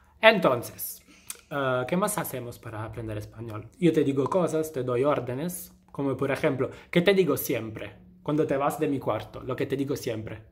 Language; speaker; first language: Spanish; non-native, fluent; Italian